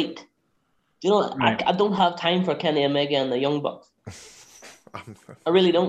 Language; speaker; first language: English; native; English